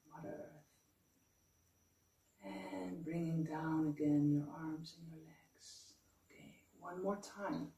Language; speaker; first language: English; non-native, fluent; Dutch